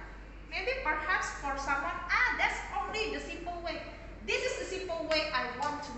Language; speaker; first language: English; non-native, learner; Indonesian